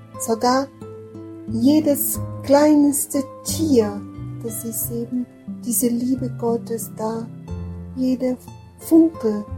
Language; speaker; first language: German; non-native, learner; Portuguese